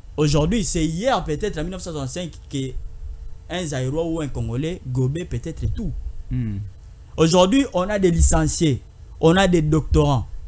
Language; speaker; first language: French; non-native, local second language; Lingala